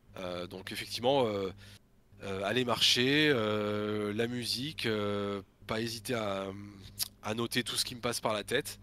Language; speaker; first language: French; native; French